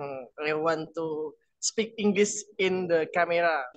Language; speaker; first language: English; non-native, learner; Indonesian